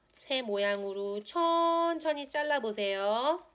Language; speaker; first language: Korean; native; Korean